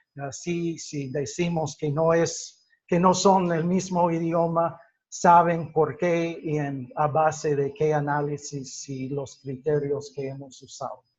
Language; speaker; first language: Spanish; non-native, fluent; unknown